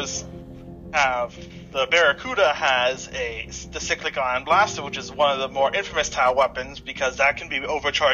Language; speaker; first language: English; native; English